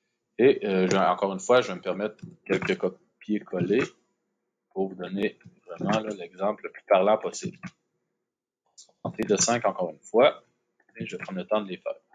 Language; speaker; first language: French; native; French